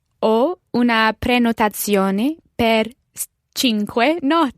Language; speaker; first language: Italian; non-native, learner; English